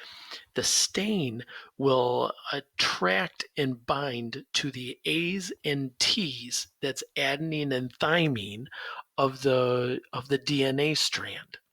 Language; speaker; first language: English; native; English